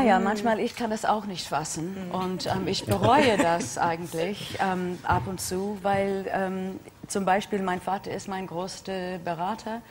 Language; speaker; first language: German; non-native, fluent; English